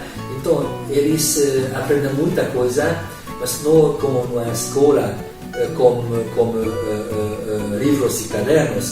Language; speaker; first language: Portuguese; non-native, learner; Hungarian